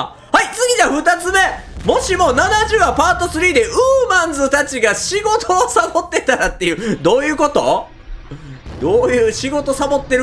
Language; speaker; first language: Japanese; native; Japanese